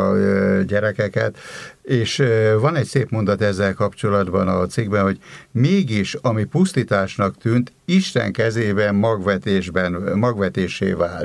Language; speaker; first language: Hungarian; native; Hungarian